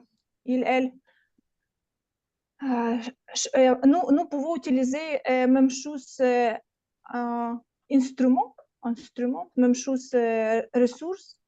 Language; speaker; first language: French; non-native, learner; Russian